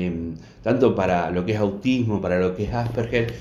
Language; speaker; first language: Spanish; native; Spanish